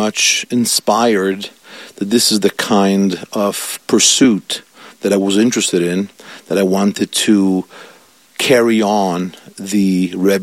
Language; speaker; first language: English; non-native, fluent; Italian